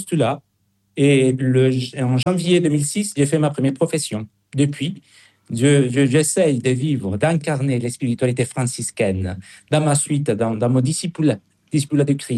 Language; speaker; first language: French; non-native, fluent; Spanish